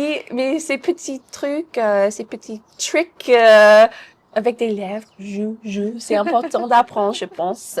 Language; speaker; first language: French; non-native, fluent; English